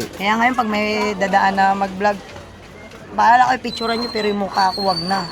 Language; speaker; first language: Filipino; native; Filipino